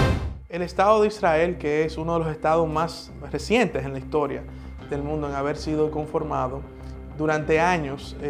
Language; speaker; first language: Spanish; native; Spanish